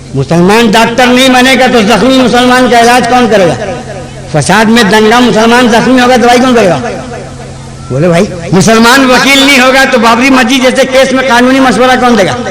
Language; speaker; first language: Hindi; non-native, local second language; Bhojpuri